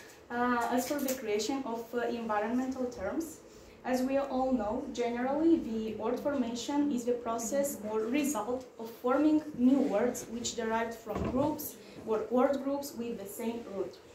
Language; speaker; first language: English; non-native, fluent; Romanian